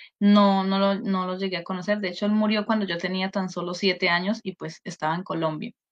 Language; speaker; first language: Spanish; native; Spanish